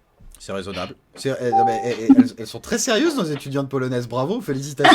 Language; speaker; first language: French; native; French